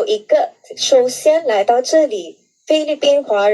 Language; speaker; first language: Chinese; non-native, fluent; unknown